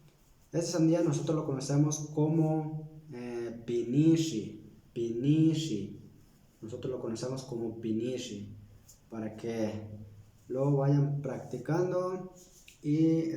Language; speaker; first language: Spanish; non-native, local second language; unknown